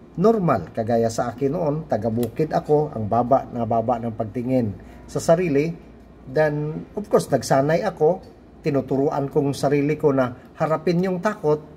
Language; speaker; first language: Filipino; non-native, local second language; Cebuano